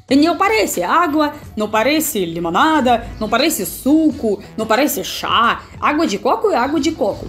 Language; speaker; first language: Portuguese; non-native, fluent; Russian